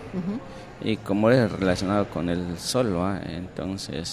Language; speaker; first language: Spanish; non-native, local second language; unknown